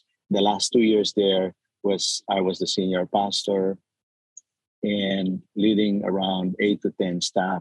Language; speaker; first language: English; non-native, local second language; Cebuano